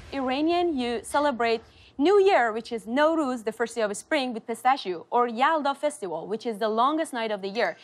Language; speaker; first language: English; non-native, fluent; Persian